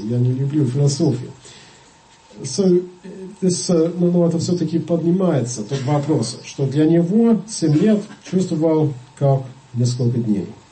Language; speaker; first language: Russian; non-native, fluent; English